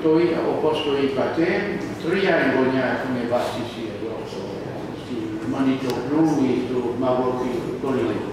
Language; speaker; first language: Greek; non-native, learner; French